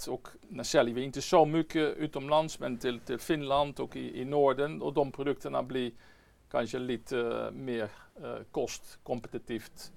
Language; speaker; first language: Swedish; non-native, fluent; Dutch